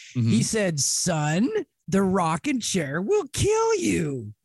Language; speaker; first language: English; native; English